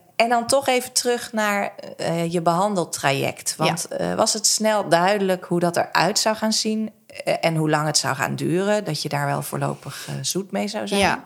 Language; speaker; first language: Dutch; native; Dutch